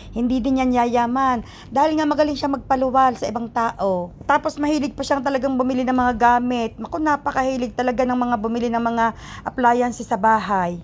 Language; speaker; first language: Filipino; native; Filipino